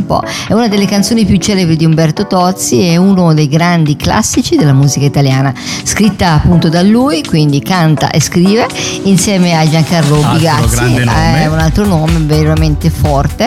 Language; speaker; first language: Italian; native; Italian